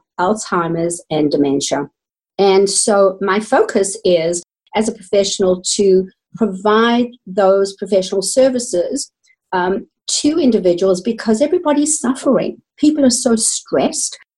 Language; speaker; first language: English; native; English